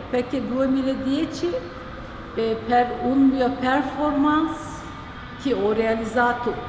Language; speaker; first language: Italian; non-native, learner; Turkish